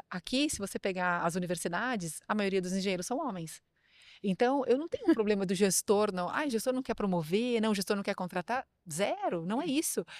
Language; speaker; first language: Portuguese; native; Portuguese